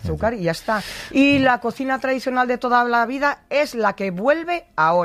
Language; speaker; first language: Spanish; native; Spanish